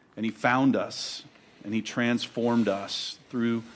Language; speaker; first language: English; native; English